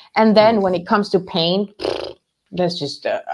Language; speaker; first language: English; non-native, fluent; Spanish